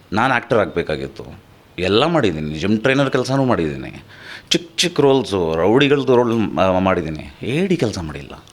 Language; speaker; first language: Kannada; non-native, fluent; Hindi